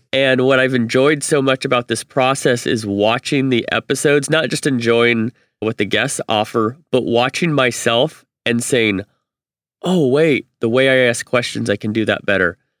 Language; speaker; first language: English; native; English